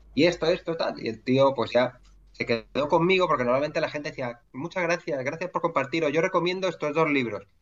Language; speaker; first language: Spanish; native; Spanish